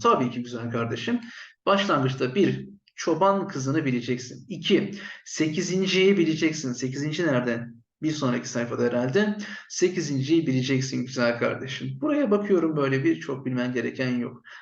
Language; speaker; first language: Turkish; native; Turkish